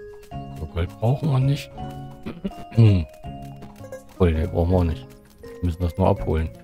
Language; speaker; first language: German; native; German